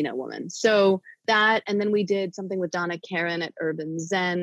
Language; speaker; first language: English; native; English